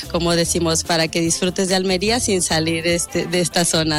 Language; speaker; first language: Spanish; native; Spanish